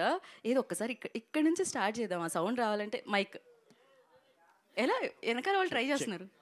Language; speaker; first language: Telugu; native; Telugu